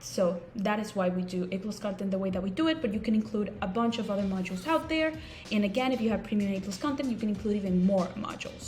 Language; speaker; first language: English; non-native, local second language; Spanish